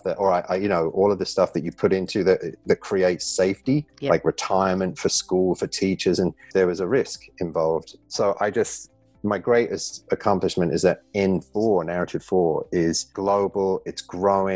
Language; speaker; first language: English; native; English